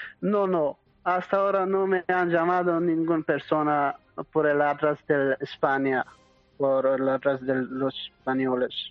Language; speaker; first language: Spanish; non-native, learner; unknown